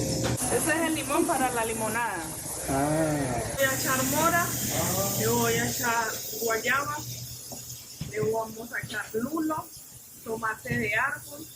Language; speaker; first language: Spanish; native; Spanish